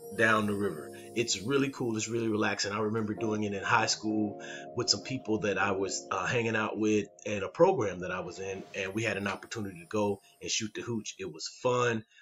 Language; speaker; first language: English; native; English